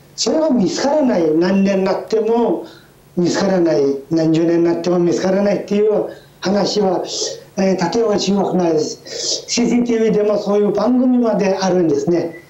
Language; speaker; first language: Japanese; non-native, fluent; Mongolian